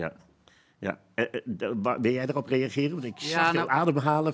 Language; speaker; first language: Dutch; native; Dutch